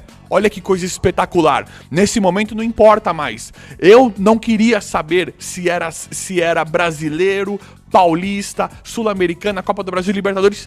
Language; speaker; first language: Portuguese; native; Portuguese